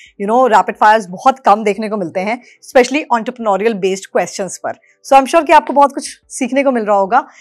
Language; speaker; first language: Hindi; native; Hindi